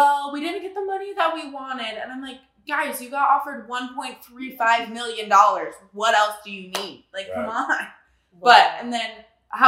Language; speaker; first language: English; native; English